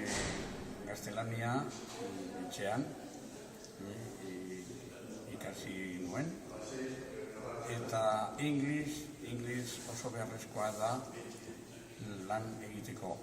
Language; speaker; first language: Basque; non-native, local second language; Spanish